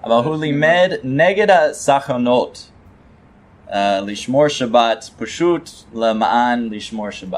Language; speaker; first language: Hebrew; non-native, fluent; English